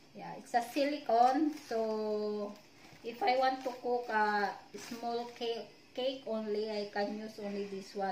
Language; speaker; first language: English; non-native, local second language; Filipino